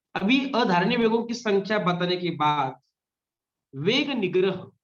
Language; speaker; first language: Hindi; non-native, local second language; Marathi